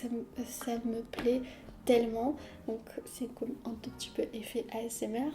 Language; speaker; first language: French; non-native, fluent; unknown